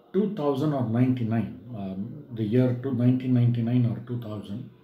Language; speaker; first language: English; non-native, local second language; Tamil